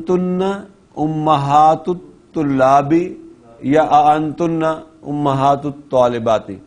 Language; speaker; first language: Arabic; non-native, fluent; Urdu